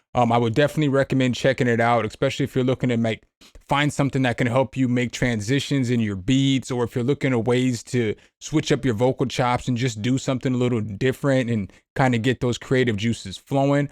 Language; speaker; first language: English; native; English